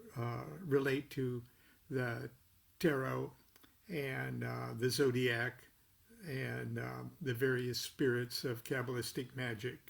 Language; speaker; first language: English; native; English